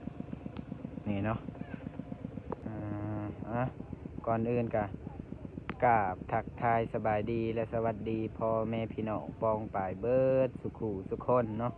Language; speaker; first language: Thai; non-native, local second language; Northeastern Thai